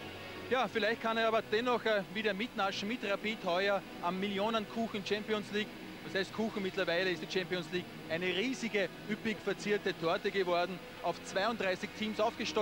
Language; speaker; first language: German; native; German